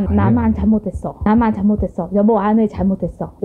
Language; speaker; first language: Korean; non-native, learner; Vietnamese